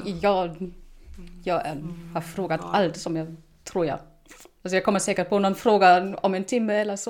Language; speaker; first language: Swedish; non-native, fluent; German